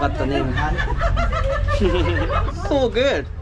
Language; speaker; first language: English; non-native, learner; Japanese